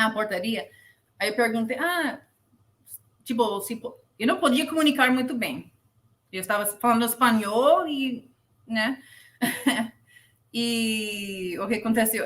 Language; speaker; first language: Portuguese; non-native, learner; English